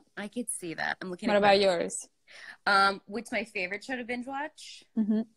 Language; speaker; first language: English; native; English